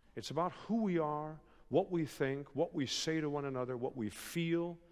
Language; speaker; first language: English; native; English